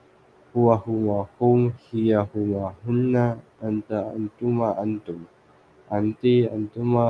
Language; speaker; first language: Arabic; non-native, learner; Filipino